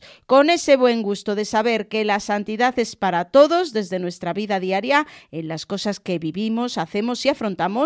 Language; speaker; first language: Spanish; native; Spanish